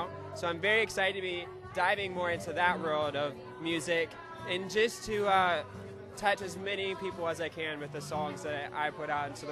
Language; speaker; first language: English; native; English